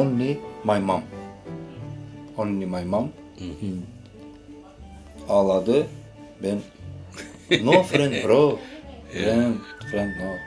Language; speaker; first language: English; non-native, learner; Turkish